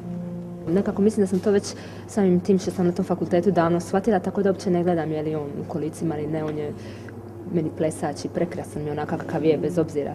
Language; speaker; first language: Bosnian; native; Bosnian